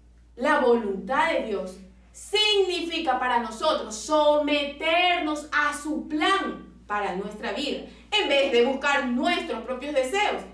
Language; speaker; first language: Spanish; native; Spanish